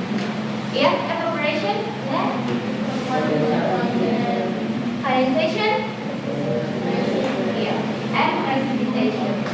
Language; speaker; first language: English; non-native, fluent; Indonesian